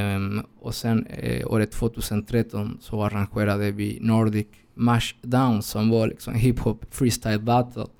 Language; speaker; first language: Swedish; non-native, fluent; Spanish